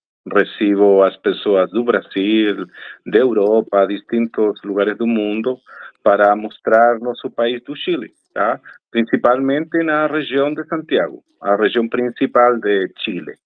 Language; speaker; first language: Portuguese; non-native, fluent; Spanish